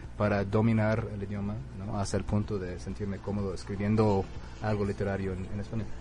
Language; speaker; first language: Spanish; non-native, fluent; English